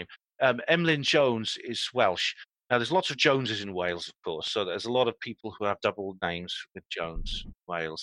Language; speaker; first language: English; native; English